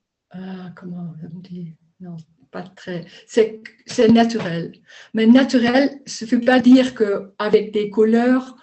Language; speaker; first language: French; non-native, learner; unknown